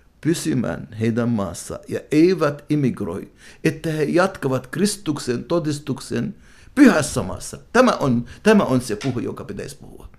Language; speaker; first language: Finnish; non-native, fluent; Arabic